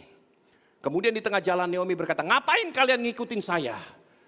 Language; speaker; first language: Indonesian; native; Indonesian